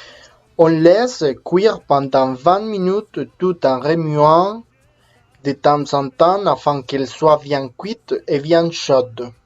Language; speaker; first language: French; non-native, fluent; Spanish